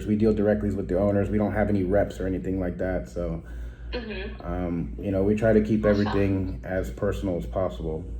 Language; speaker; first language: English; native; English